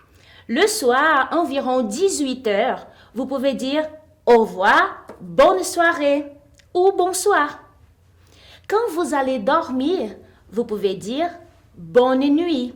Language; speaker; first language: French; non-native, fluent; Portuguese